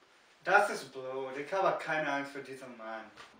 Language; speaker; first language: German; non-native, learner; English